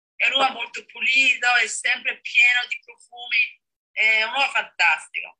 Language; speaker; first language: Italian; non-native, fluent; Danish